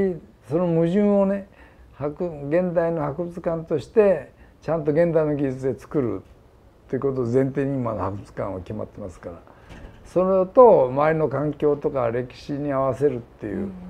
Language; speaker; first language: Japanese; native; Japanese